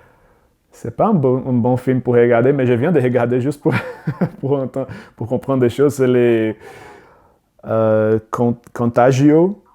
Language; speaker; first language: French; non-native, learner; Portuguese